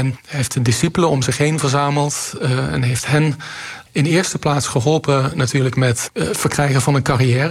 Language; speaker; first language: Dutch; native; Dutch